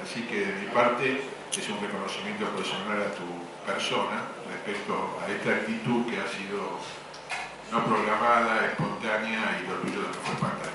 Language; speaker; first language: Spanish; native; Spanish